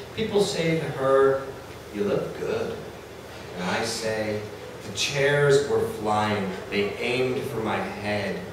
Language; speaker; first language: English; native; English